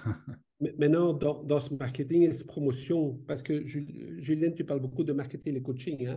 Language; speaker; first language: French; native; French